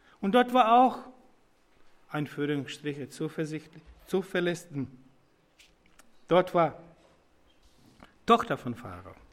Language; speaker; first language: German; non-native, learner; Croatian